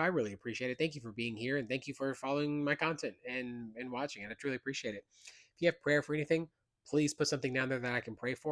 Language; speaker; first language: English; native; English